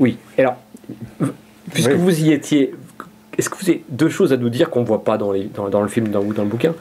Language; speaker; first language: French; native; French